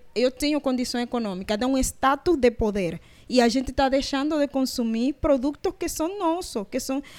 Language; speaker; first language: Portuguese; non-native, learner; Spanish